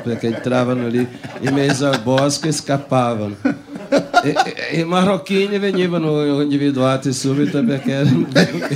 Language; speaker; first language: Italian; non-native, fluent; Portuguese